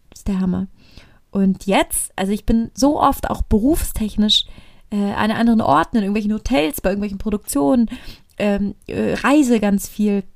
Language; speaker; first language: German; native; German